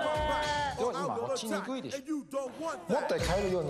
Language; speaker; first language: Japanese; non-native, fluent; Chinese